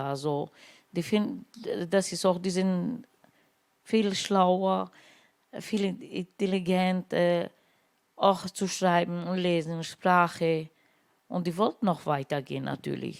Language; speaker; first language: German; non-native, learner; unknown